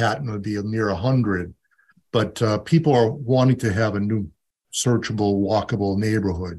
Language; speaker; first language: English; native; English